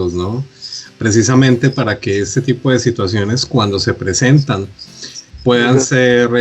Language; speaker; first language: Spanish; native; Spanish